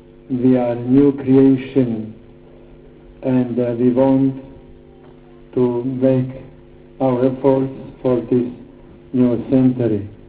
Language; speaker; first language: English; non-native, learner; Croatian